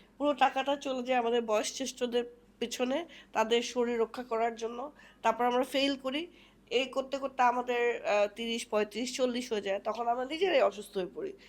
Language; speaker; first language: Bangla; native; Bangla